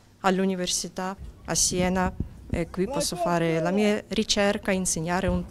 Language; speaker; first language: Italian; non-native, fluent; Ukrainian